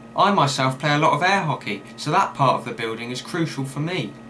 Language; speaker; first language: English; native; English